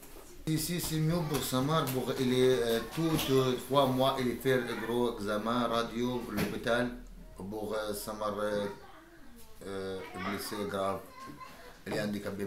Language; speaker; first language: French; non-native, learner; Arabic